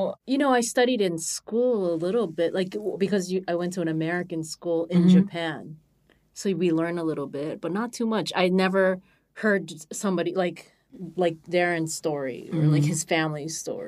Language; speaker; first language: English; non-native, fluent; Japanese